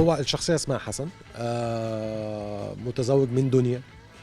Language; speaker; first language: Arabic; native; Arabic